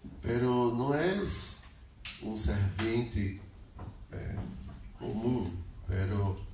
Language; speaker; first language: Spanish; non-native, learner; Portuguese